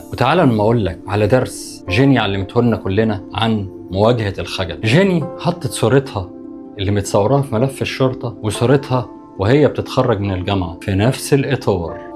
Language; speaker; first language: Arabic; native; Arabic